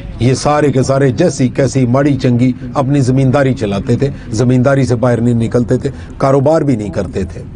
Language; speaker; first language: Urdu; non-native, local second language; Punjabi